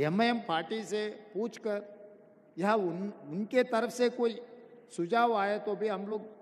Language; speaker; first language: Hindi; non-native, local second language; Telugu